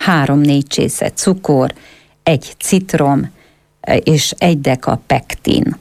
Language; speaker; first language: Hungarian; native; Hungarian